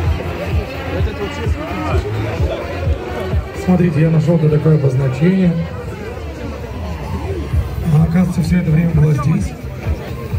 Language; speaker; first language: Russian; native; Russian